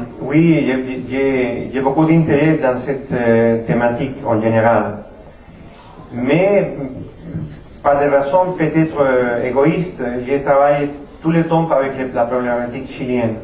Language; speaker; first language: French; non-native, fluent; Spanish